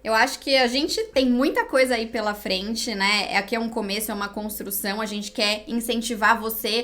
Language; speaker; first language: Portuguese; native; Portuguese